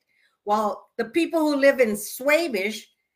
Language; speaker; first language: English; early bilingual, other home language; Spanish